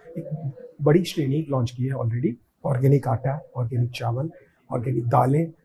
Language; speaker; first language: Hindi; non-native, local second language; Gujarati